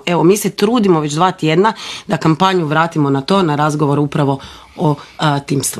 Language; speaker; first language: Croatian; native; Croatian